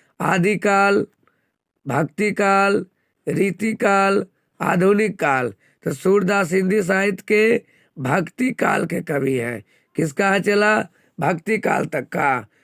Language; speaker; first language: Hindi; native; Hindi